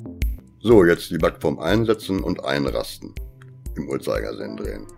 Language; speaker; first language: German; native; German